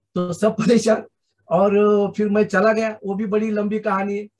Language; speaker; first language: Hindi; non-native, local second language; Marathi